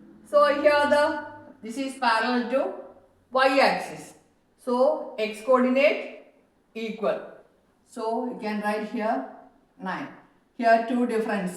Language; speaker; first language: English; non-native, local second language; Malayalam